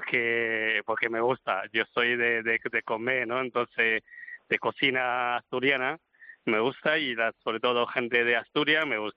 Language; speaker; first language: Spanish; non-native, learner; Chinese